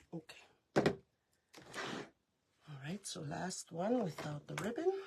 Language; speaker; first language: English; native; English